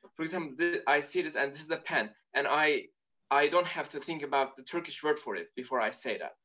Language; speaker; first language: English; non-native, fluent; Turkish